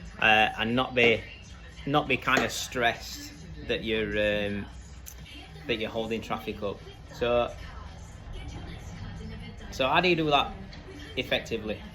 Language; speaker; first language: English; native; English